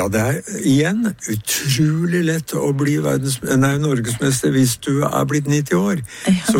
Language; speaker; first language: Norwegian; native; Norwegian